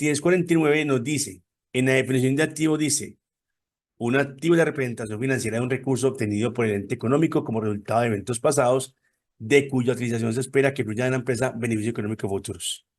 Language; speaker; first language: Spanish; native; Spanish